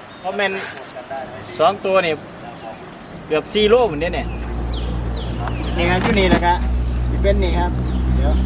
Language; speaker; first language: Thai; non-native, local second language; Northeastern Thai